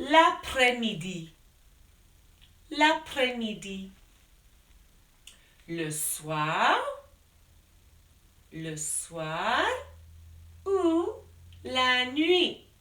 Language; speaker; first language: French; non-native, fluent; English